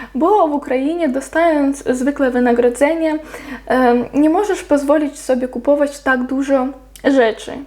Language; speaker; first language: Polish; non-native, fluent; Ukrainian